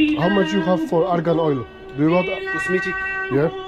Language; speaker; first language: English; non-native, learner; Polish